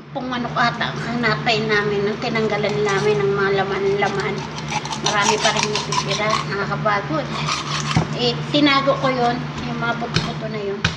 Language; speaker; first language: Filipino; non-native, local second language; Cebuano